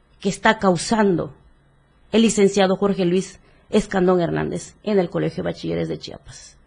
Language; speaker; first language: Spanish; native; Spanish